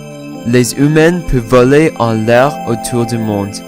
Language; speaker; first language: French; non-native, learner; English